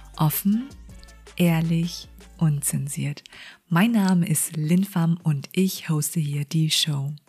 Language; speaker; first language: German; early bilingual, other home language; Vietnamese